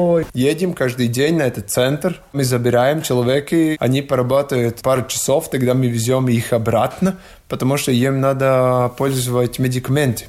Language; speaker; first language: Russian; non-native, local second language; Latvian